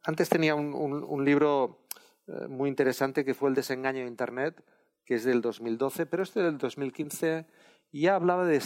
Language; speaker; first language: Spanish; non-native, local second language; Catalan